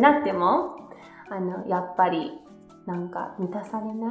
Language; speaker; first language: Japanese; non-native, learner; English